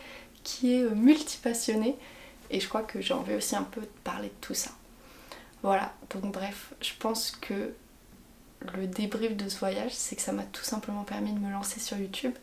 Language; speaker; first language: French; native; French